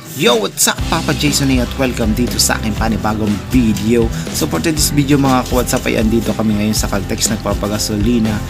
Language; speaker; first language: Filipino; non-native, local second language; Cebuano